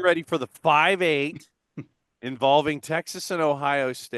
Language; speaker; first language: English; native; English